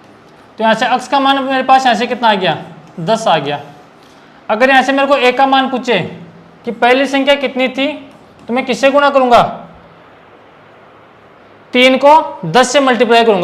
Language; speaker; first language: Hindi; native; Hindi